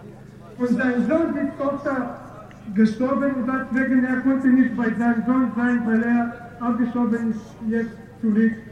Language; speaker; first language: German; non-native, learner; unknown